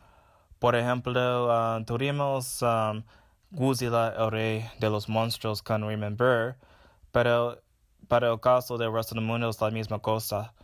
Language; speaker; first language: Spanish; non-native, fluent; English